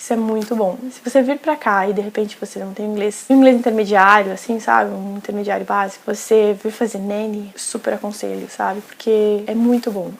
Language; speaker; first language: Portuguese; native; Portuguese